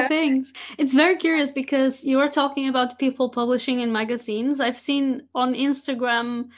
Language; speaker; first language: English; non-native, fluent; Portuguese